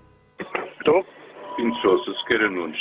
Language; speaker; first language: Portuguese; native; Portuguese